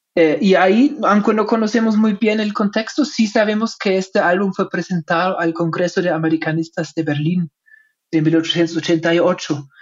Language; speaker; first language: Spanish; non-native, fluent; German